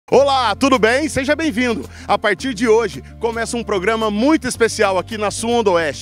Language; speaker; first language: Portuguese; native; Portuguese